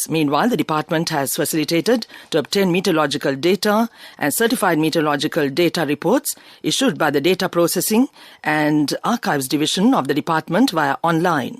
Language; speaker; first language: English; non-native, local second language; Sinhala